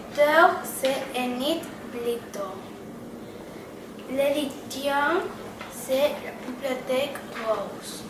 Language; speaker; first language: French; non-native, learner; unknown